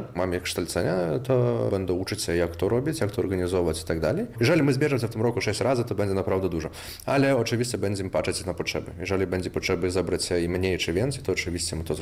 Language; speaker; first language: Polish; non-native, local second language; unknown